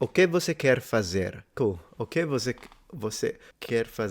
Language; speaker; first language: Portuguese; non-native, learner; Italian